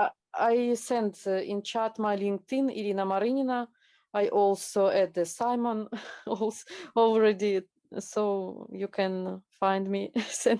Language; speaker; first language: English; non-native, learner; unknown